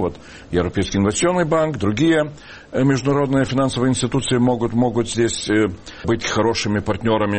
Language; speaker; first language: Russian; non-native, local second language; Lithuanian